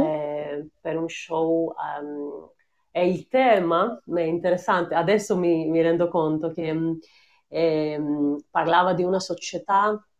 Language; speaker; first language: Italian; non-native, fluent; Greek